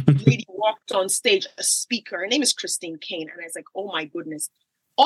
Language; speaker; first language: English; non-native, local second language; Yoruba